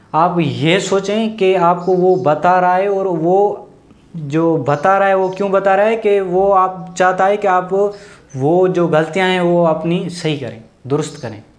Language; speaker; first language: Urdu; non-native, local second language; Sindhi